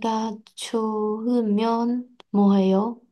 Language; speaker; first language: Korean; non-native, learner; Chinese